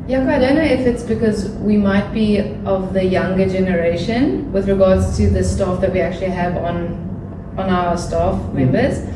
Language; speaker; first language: English; non-native, local second language; Afrikaans